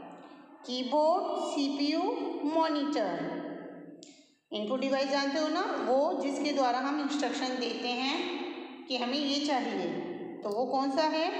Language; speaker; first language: Hindi; native; Hindi